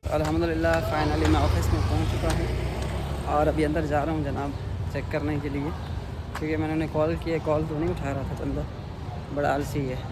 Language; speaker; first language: Urdu; non-native, local second language; Punjabi